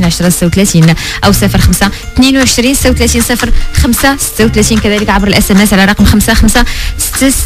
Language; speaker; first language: Arabic; native; Arabic